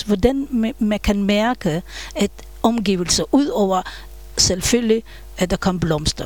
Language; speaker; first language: Danish; non-native, fluent; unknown